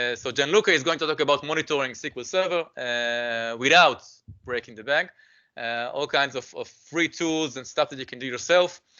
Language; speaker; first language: English; non-native, fluent; Hebrew